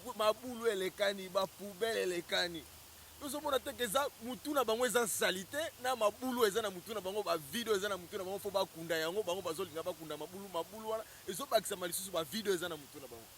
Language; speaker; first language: Lingala; non-native, local second language; Kongo